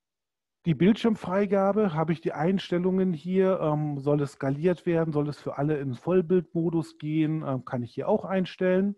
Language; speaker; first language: German; native; German